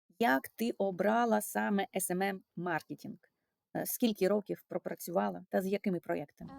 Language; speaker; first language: Ukrainian; non-native, local second language; Russian